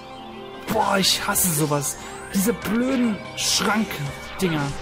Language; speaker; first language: German; native; German